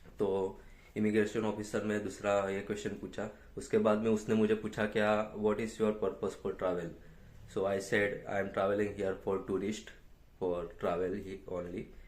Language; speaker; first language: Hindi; non-native, local second language; Gujarati